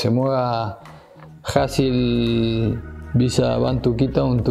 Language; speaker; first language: Indonesian; non-native, fluent; Spanish